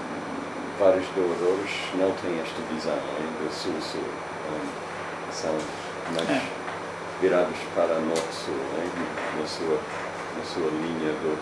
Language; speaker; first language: Portuguese; non-native, fluent; English